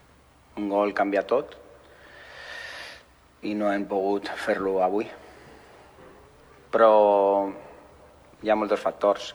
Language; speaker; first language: Catalan; non-native, fluent; Spanish